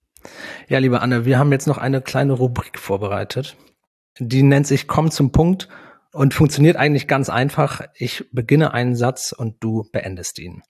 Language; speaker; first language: German; native; German